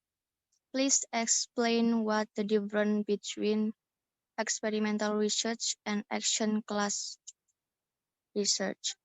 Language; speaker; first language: English; non-native, learner; Indonesian